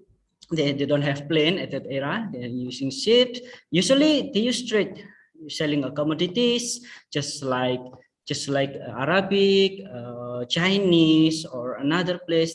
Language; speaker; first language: English; non-native, fluent; Indonesian